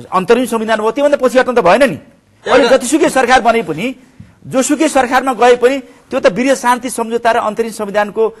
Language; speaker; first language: Nepali; native; Nepali